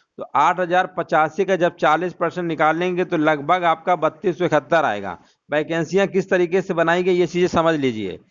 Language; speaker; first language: Hindi; native; Hindi